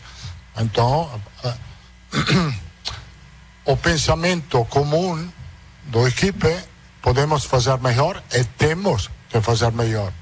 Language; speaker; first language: Portuguese; non-native, fluent; Italian